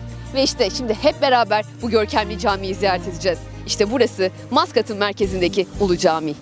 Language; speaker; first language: Turkish; native; Turkish